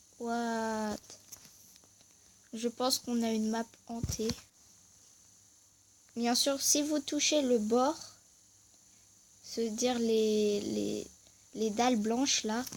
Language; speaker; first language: French; native; French